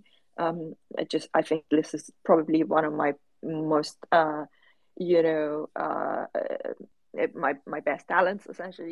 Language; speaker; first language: English; non-native, fluent; Persian